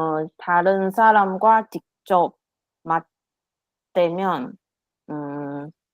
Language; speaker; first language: Korean; non-native, learner; Chinese